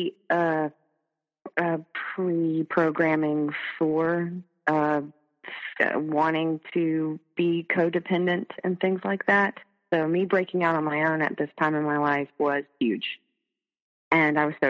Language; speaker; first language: English; native; English